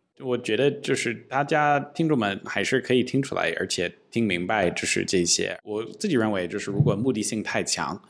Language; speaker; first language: Chinese; non-native, fluent; English